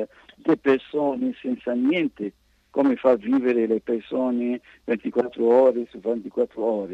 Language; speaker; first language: Italian; non-native, fluent; Arabic